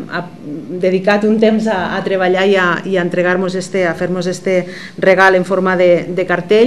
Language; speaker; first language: Catalan; native; Catalan